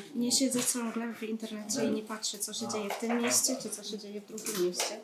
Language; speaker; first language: Polish; non-native, fluent; Ukrainian